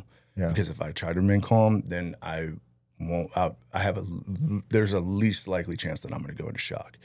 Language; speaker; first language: English; native; English